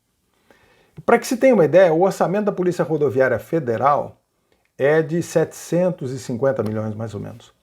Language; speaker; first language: Portuguese; native; Portuguese